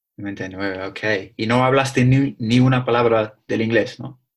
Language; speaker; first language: Spanish; non-native, learner; English